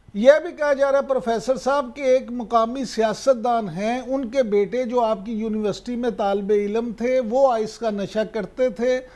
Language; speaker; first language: Urdu; native; Urdu